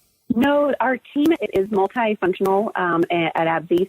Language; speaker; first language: English; native; English